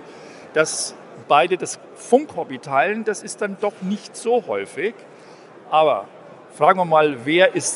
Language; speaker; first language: German; native; German